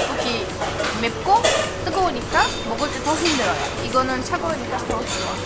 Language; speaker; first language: Korean; non-native, fluent; Turkish